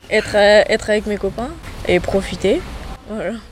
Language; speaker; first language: French; native; French